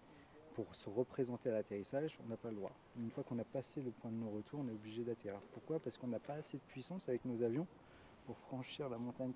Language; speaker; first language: French; native; French